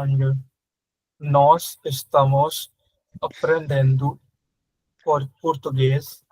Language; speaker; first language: Portuguese; non-native, learner; Hindi